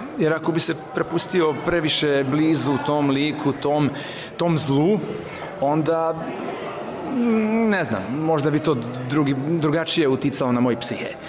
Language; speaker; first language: Serbian; non-native, local second language; Hungarian